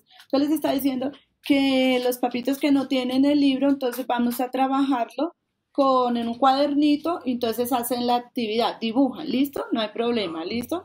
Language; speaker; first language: Spanish; native; Spanish